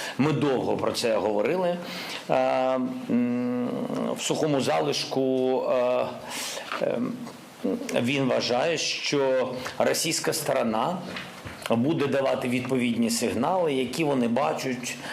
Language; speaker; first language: Ukrainian; non-native, local second language; Russian